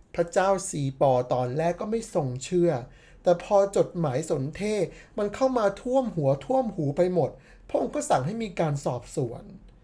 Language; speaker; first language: Thai; native; Thai